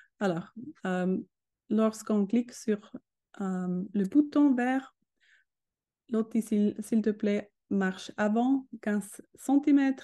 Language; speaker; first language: French; non-native, learner; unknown